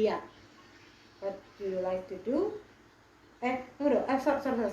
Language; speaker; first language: English; non-native, learner; Indonesian